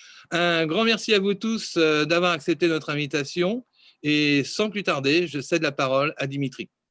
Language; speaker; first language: French; native; French